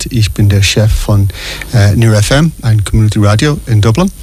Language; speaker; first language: German; non-native, learner; English